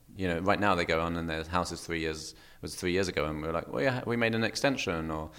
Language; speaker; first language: English; native; English